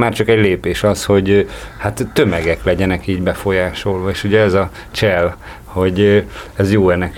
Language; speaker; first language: Hungarian; native; Hungarian